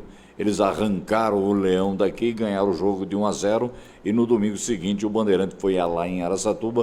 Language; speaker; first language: Portuguese; native; Portuguese